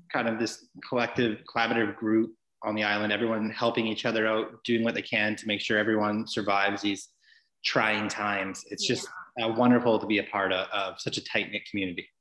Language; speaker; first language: English; native; English